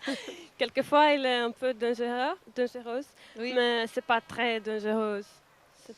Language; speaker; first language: French; non-native, learner; Portuguese